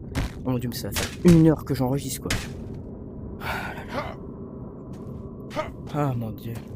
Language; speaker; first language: French; native; French